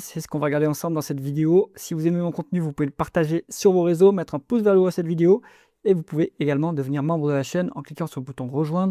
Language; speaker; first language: French; native; French